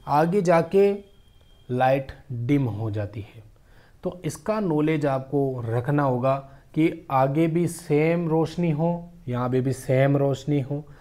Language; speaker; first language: Hindi; native; Hindi